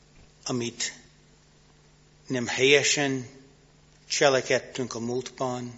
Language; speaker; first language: Hungarian; non-native, learner; English